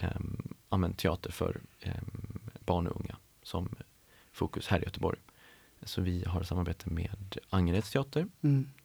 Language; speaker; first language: Swedish; native; Swedish